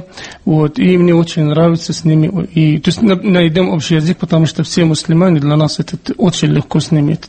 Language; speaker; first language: Russian; non-native, fluent; Arabic